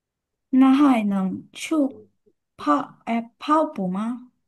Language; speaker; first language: Chinese; non-native, learner; Indonesian